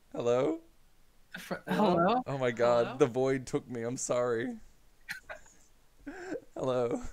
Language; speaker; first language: English; native; English